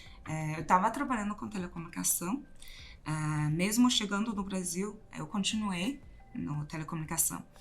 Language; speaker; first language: Portuguese; non-native, fluent; Chinese